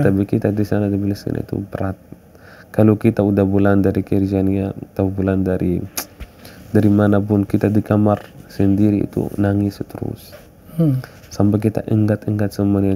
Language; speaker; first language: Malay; non-native, fluent; Arabic